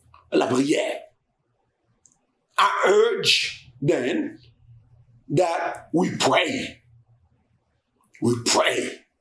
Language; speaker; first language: English; non-native, fluent; Haitian Creole